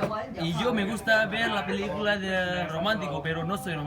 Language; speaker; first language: Spanish; non-native, learner; Indonesian